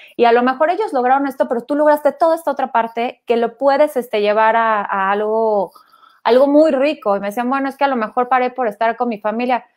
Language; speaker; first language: Spanish; native; Spanish